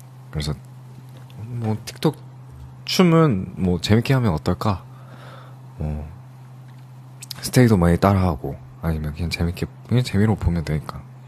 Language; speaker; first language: Korean; early bilingual, other home language; English